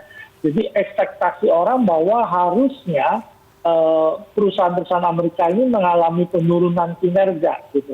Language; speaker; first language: Indonesian; native; Indonesian